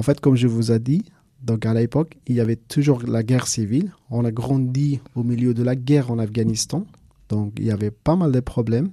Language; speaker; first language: French; non-native, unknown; Persian